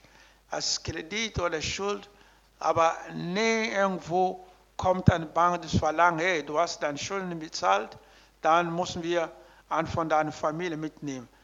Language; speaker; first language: German; non-native, learner; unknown